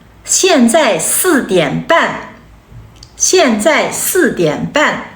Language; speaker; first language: Chinese; non-native, fluent; Kazakh